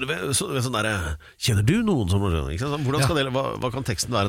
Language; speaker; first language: Norwegian; native; Norwegian